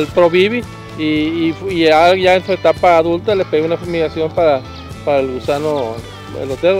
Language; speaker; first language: Spanish; native; Spanish